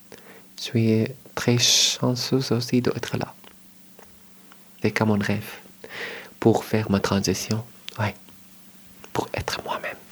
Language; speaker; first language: French; non-native, learner; Arabic